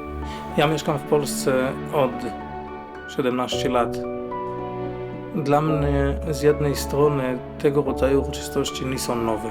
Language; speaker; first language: Polish; non-native, fluent; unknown